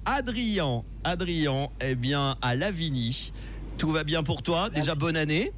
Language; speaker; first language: French; native; French